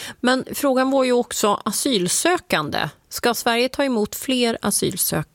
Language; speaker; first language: Swedish; native; Swedish